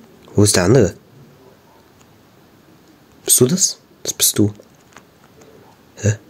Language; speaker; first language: German; native; German